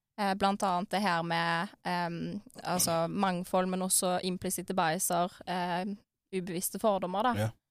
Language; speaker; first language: Norwegian; early bilingual, other home language; Arabic